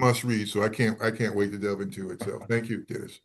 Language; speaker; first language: English; native; English